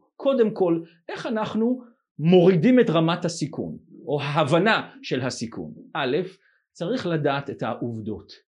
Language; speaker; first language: Hebrew; non-native, fluent; English